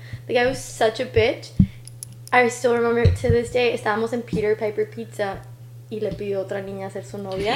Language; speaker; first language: Spanish; native; Spanish